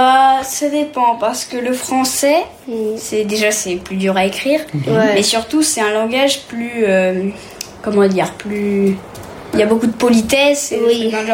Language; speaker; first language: French; early bilingual, heritage; French